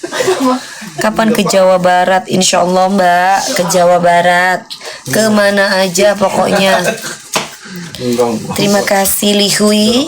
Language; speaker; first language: Indonesian; native; Indonesian